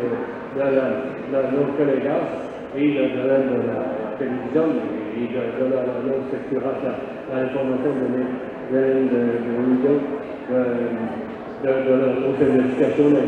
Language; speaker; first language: Spanish; non-native, learner; French